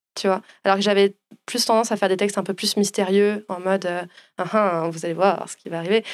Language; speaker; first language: French; native; French